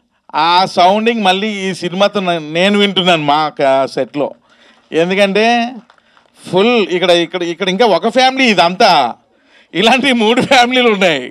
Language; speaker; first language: Telugu; native; Telugu